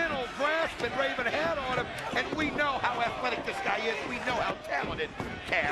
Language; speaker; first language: English; native; English